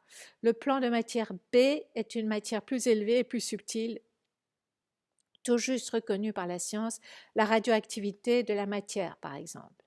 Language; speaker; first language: French; native; French